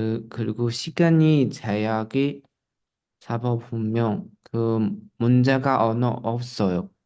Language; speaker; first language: Korean; non-native, learner; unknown